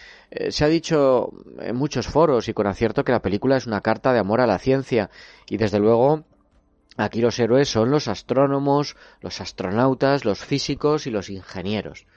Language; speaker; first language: Spanish; native; Spanish